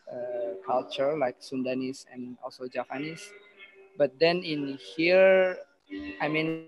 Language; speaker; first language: English; non-native, learner; Indonesian